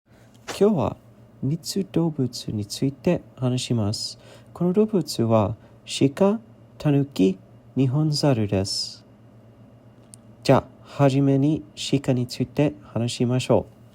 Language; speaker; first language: Japanese; non-native, learner; English